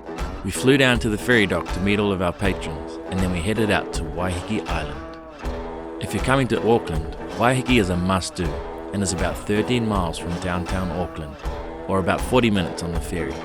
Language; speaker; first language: English; native; English